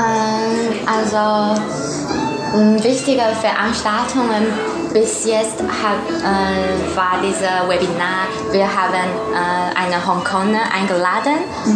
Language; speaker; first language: German; non-native, learner; Chinese